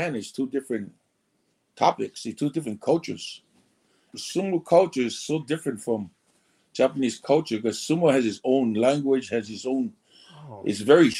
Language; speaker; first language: English; early bilingual, other home language; Samoan